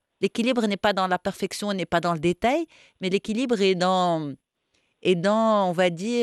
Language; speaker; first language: French; non-native, local second language; Arabic